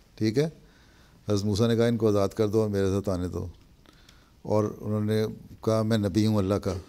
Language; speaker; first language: Urdu; native; Urdu